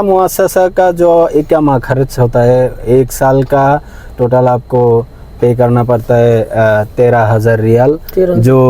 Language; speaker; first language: Hindi; non-native, fluent; Bangla